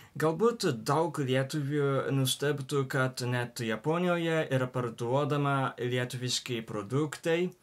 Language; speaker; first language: Lithuanian; non-native, learner; Japanese